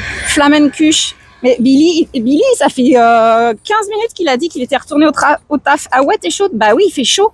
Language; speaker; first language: French; native; French